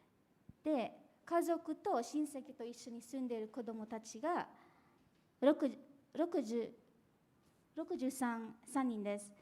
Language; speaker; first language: Japanese; non-native, fluent; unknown